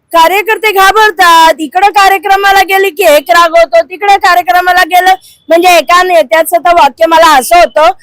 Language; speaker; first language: Marathi; non-native, local second language; Hindi